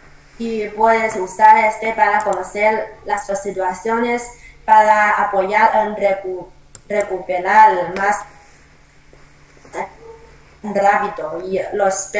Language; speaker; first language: Spanish; non-native, learner; Chinese